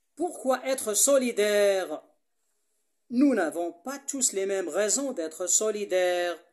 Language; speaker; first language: French; non-native, local second language; Arabic